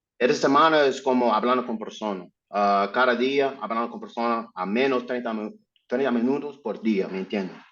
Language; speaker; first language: Spanish; non-native, learner; English